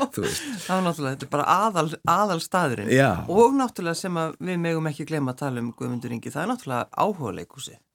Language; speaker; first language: Icelandic; native; Icelandic